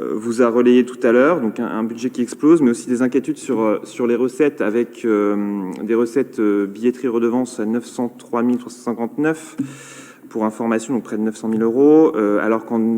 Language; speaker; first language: French; native; French